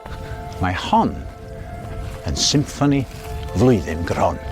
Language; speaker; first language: Welsh; native; Welsh